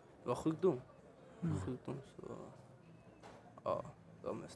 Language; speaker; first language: Swedish; early bilingual, other home language; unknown